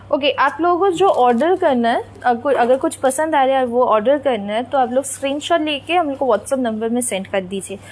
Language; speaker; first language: Hindi; non-native, local second language; Bangla